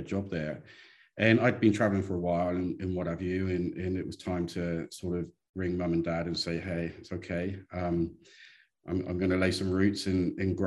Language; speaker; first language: English; native; English